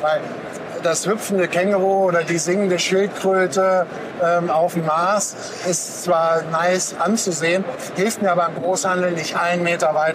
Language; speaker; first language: German; native; German